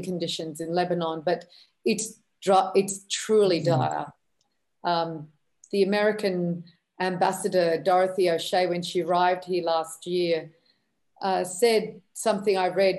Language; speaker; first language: English; native; English